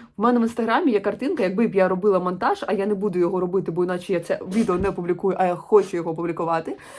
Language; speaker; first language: Ukrainian; non-native, local second language; Russian